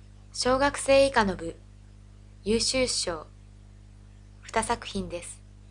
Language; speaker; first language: Japanese; native; Japanese